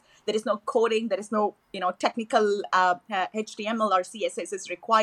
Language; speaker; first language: English; non-native, local second language; Tamil